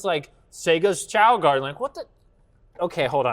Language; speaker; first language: English; native; English